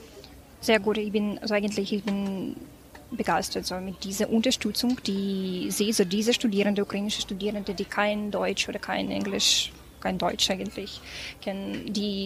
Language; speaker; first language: German; non-native, fluent; Ukrainian